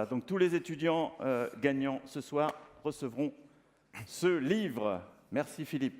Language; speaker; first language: French; native; French